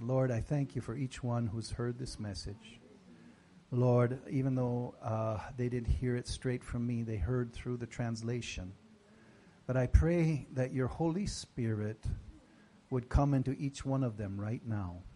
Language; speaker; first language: English; native; English